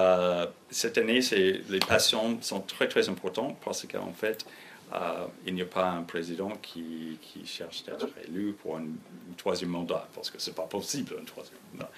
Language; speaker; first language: French; non-native, fluent; English